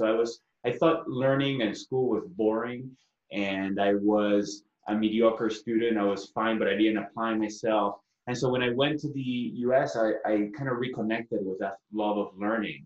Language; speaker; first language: English; non-native, fluent; Spanish